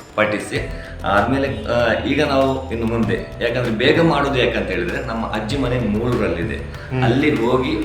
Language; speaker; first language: Kannada; non-native, local second language; Tulu